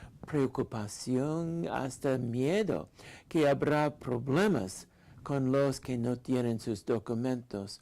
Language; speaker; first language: Spanish; non-native, fluent; English